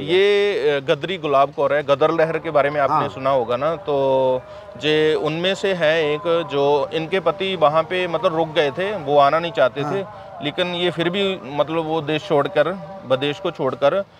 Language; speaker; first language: Hindi; native; Hindi